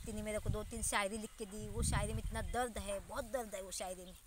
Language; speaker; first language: Hindi; non-native, local second language; Marathi